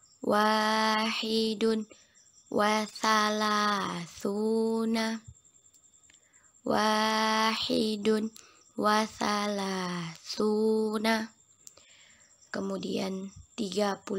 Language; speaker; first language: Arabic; non-native, fluent; Indonesian